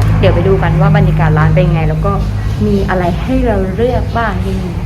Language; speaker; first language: Thai; native; Thai